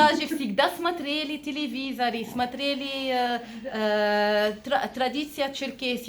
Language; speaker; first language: Russian; non-native, fluent; Arabic